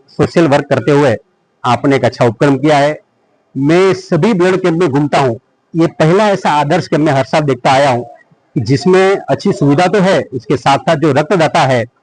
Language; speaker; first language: Hindi; non-native, local second language; Marathi